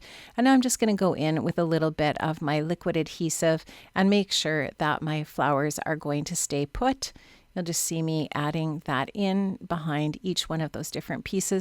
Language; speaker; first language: English; native; English